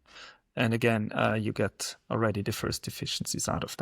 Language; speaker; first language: English; non-native, fluent; German